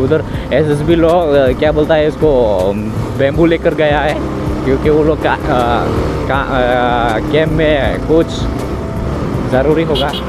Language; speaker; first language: Hindi; non-native, learner; Bodo